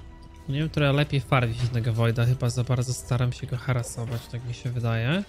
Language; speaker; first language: Polish; native; Polish